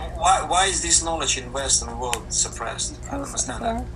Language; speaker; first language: English; non-native, fluent; Slovenian